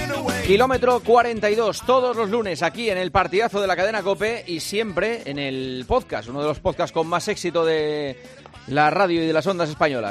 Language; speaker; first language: Spanish; native; Spanish